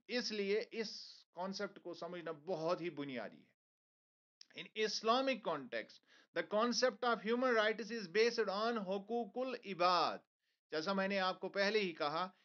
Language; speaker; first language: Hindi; non-native, local second language; Kashmiri